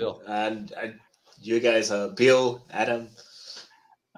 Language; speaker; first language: English; non-native, fluent; Spanish